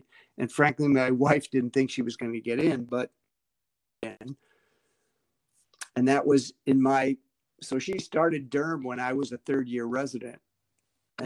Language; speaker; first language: English; native; English